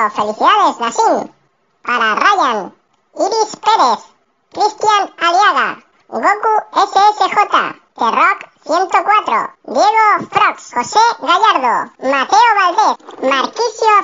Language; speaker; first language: Spanish; native; Spanish